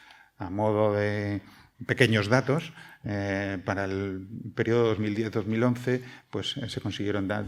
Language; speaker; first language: Spanish; native; Spanish